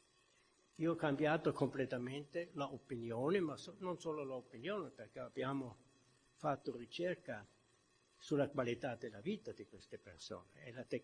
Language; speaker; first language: Italian; non-native, fluent; German